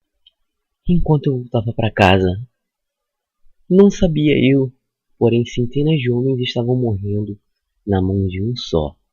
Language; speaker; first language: Portuguese; native; Portuguese